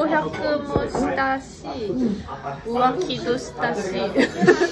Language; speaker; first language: Japanese; non-native, learner; Korean